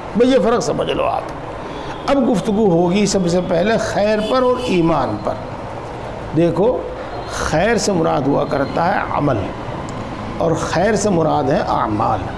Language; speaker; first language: Urdu; native; Urdu